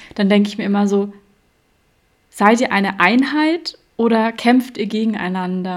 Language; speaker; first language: German; native; German